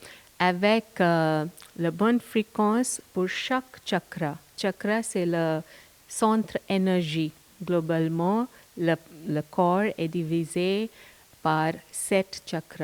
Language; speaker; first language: French; non-native, learner; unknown